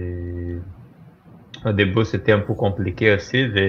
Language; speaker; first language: French; non-native, fluent; Portuguese